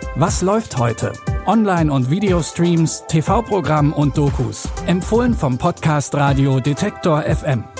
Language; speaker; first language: German; native; German